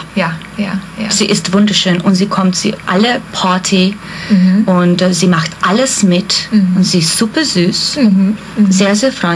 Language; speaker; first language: German; non-native, fluent; Hungarian